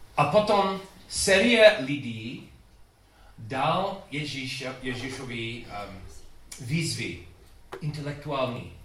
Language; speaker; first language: Czech; non-native, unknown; English